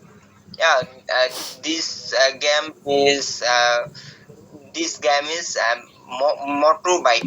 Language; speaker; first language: English; non-native, learner; Bangla